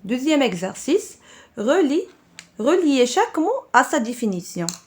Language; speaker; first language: French; non-native, local second language; Arabic